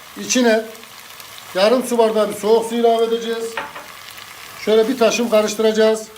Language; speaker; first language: Turkish; native; Turkish